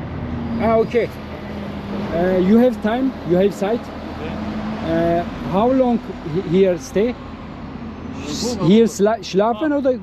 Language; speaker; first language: English; non-native, learner; Turkish